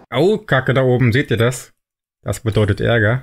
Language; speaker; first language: German; native; German